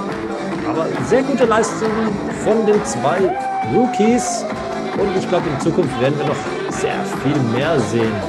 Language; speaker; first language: German; native; German